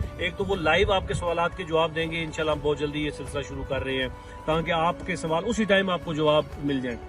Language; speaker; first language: Urdu; native; Urdu